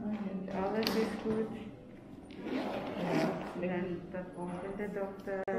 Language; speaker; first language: Dutch; non-native, learner; Filipino